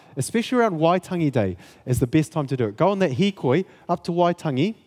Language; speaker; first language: English; native; English